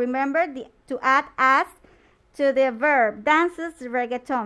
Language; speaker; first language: English; non-native, fluent; Spanish